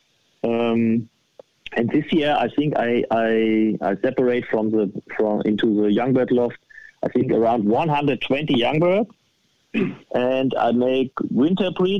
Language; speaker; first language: English; non-native, fluent; German